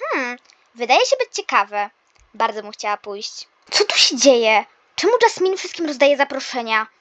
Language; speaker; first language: Polish; native; Polish